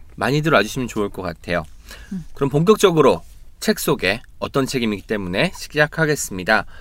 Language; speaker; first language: Korean; native; Korean